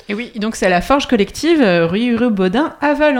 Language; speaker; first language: French; native; French